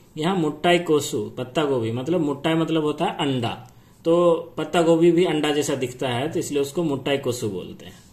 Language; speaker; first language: Hindi; native; Hindi